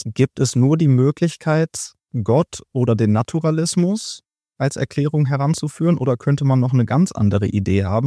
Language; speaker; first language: German; native; German